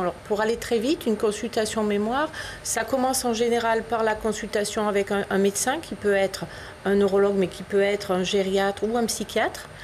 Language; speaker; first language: French; native; French